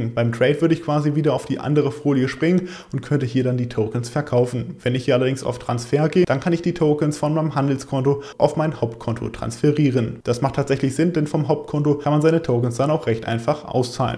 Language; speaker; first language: German; native; German